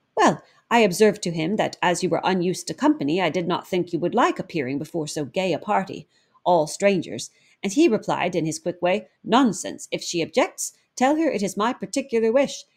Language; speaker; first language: English; native; English